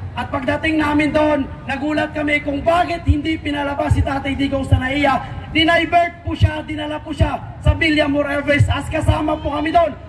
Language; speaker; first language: Filipino; native; Filipino